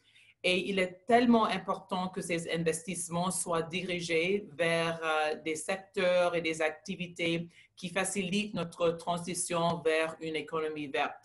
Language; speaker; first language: French; non-native, local second language; English